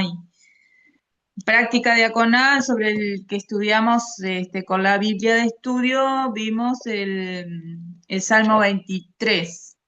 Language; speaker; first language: Spanish; native; Spanish